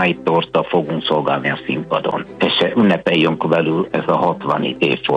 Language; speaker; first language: Hungarian; non-native, fluent; Italian